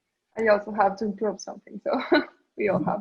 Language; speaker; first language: English; non-native, learner; Spanish